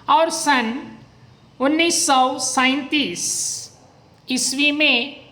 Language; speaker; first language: Hindi; non-native, local second language; Kannada